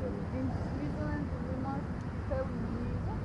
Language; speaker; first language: English; non-native, learner; Ukrainian